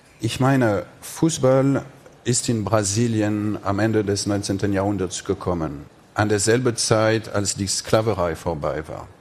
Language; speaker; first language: German; non-native, fluent; French